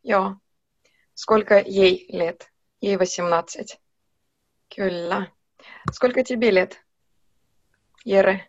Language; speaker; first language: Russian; non-native, fluent; Finnish